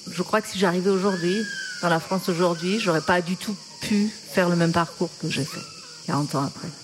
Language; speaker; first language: French; non-native, fluent; Persian